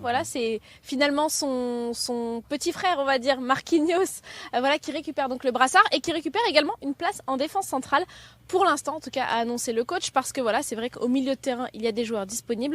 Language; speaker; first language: French; native; French